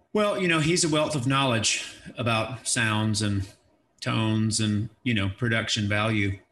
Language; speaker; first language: English; native; English